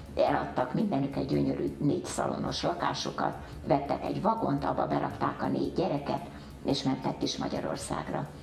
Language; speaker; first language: Hungarian; early bilingual, heritage; Hungarian